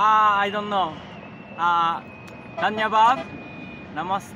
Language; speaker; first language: English; non-native, learner; Japanese